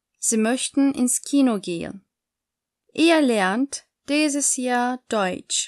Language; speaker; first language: German; non-native, fluent; Turkish